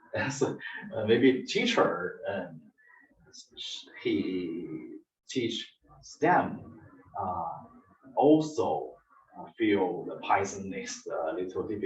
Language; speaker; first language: English; non-native, learner; Chinese